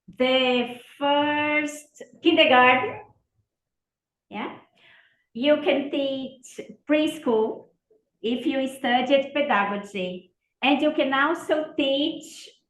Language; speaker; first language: English; non-native, fluent; Portuguese